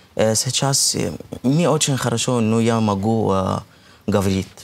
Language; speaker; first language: Russian; non-native, fluent; Arabic